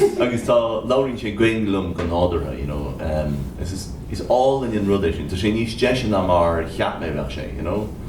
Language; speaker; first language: Irish; native; Irish